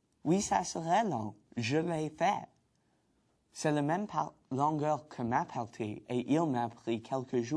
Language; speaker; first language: French; non-native, learner; English